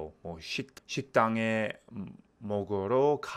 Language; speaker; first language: Korean; non-native, learner; English